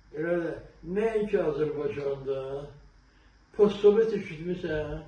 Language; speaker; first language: Azerbaijani; non-native, local second language; Talysh